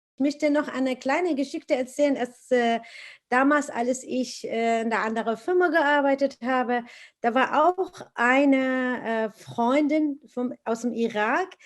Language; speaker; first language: German; non-native, fluent; Arabic